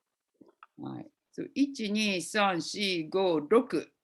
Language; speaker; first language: Japanese; non-native, fluent; English